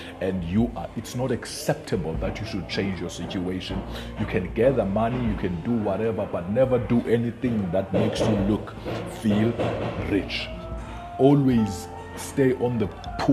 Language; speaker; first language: English; non-native, local second language; Xhosa